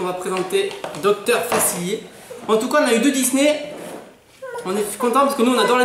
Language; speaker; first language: French; native; French